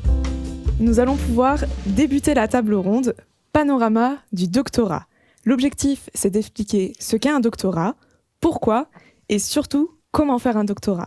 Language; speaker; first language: French; native; French